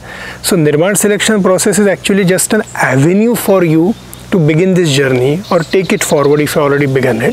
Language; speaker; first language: English; non-native, local second language; Marathi